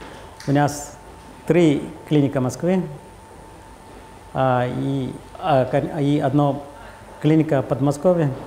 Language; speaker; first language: Russian; non-native, learner; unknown